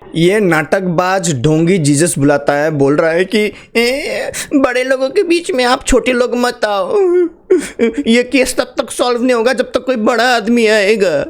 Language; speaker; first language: Hindi; non-native, local second language; Nepali